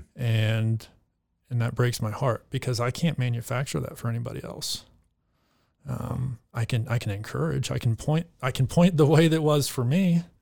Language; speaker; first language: English; native; English